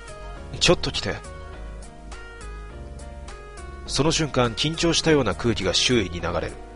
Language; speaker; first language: Japanese; native; Japanese